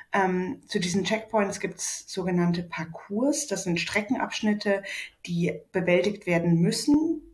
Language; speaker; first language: German; native; German